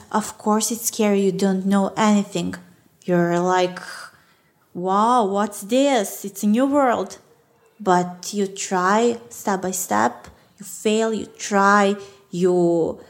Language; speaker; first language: English; non-native, fluent; Serbian